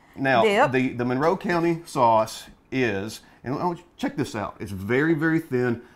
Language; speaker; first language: English; native; English